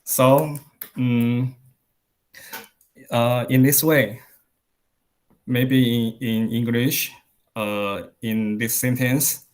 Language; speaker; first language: English; non-native, learner; Chinese